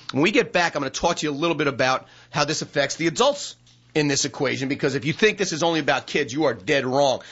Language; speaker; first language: English; native; English